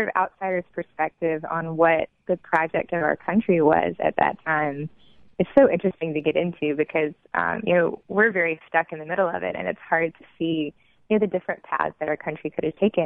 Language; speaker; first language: English; native; English